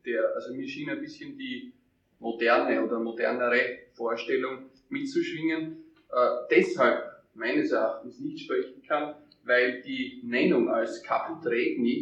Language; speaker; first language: German; native; German